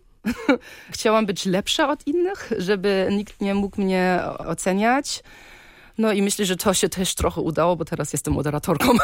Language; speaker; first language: Polish; early bilingual, heritage; Polish